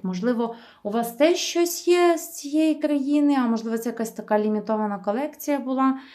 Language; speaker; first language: Ukrainian; native; Ukrainian